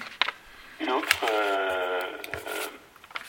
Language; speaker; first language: French; non-native, learner; Dutch